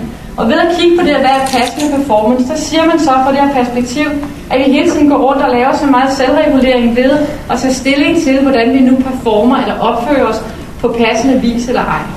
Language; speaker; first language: Danish; native; Danish